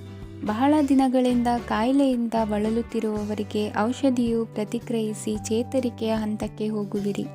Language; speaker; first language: Kannada; native; Kannada